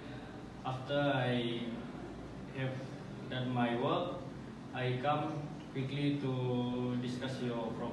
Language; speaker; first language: English; non-native, learner; Malay